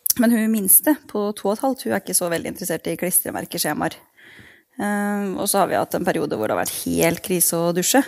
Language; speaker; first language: Norwegian; native; Norwegian